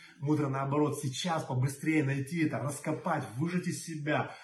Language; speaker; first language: Russian; native; Russian